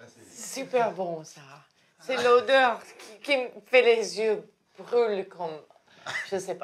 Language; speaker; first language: French; non-native, learner; English